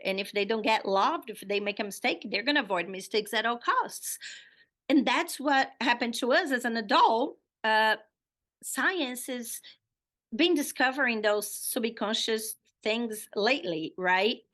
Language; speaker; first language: English; non-native, fluent; Portuguese